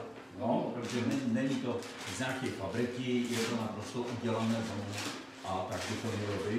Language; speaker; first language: Czech; non-native, fluent; Polish